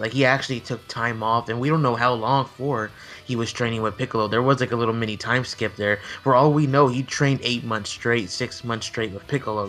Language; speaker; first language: English; native; English